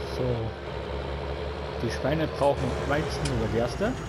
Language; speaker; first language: German; native; German